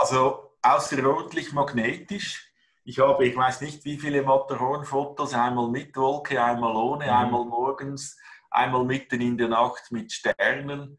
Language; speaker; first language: German; native; German